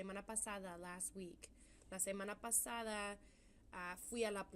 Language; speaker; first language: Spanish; non-native, fluent; English